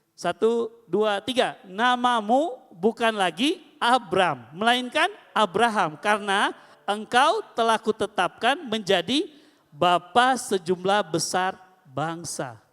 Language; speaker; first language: Indonesian; native; Indonesian